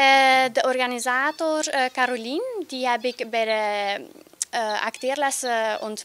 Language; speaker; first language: Dutch; early bilingual, other home language; Albanian